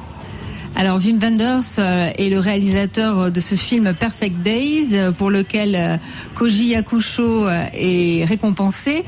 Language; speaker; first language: French; native; French